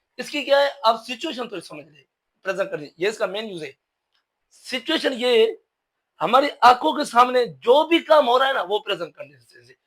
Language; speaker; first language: Urdu; non-native, local second language; Sindhi